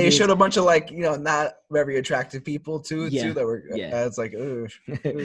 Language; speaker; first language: English; native; English